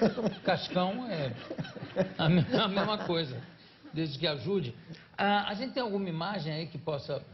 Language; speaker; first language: Portuguese; native; Portuguese